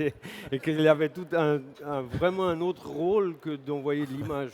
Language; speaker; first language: French; native; French